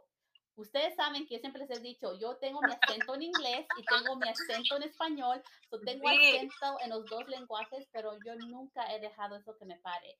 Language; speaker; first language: Spanish; native; Spanish